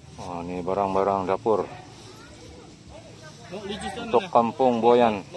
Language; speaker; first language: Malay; non-native, local second language; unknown